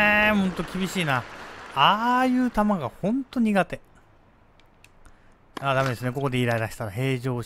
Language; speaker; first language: Japanese; native; Japanese